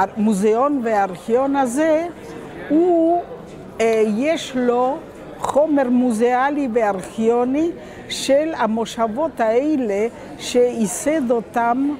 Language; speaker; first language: Hebrew; non-native, local second language; Spanish